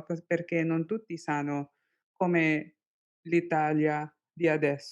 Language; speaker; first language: Italian; non-native, learner; English